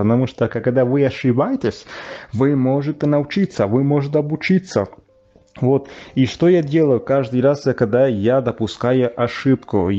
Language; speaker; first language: Russian; non-native, fluent; Italian